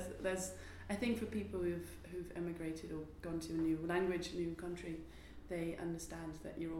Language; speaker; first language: English; non-native, fluent; Dutch